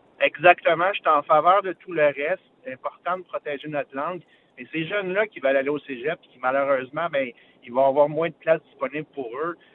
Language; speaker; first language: French; native; French